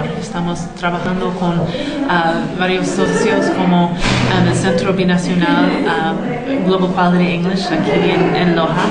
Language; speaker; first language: Spanish; non-native, fluent; English